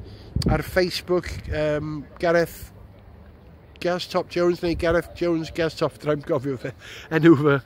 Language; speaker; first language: Welsh; non-native, local second language; English